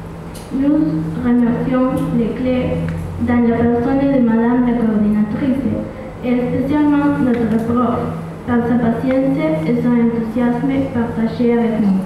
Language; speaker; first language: French; non-native, learner; Spanish